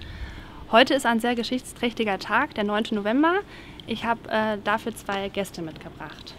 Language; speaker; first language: German; native; German